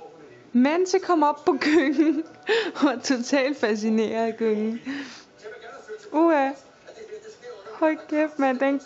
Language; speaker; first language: Danish; native; Danish